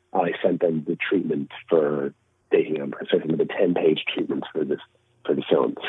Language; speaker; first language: English; native; English